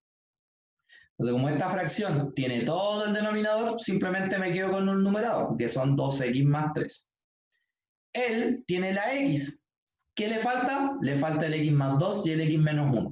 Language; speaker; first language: Spanish; native; Spanish